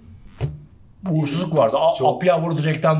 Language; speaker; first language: Turkish; native; Turkish